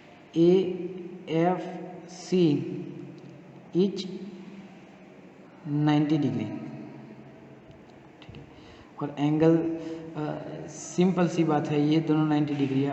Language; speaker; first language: Hindi; native; Hindi